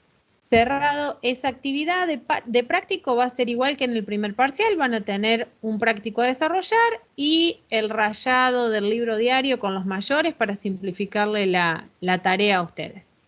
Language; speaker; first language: Spanish; native; Spanish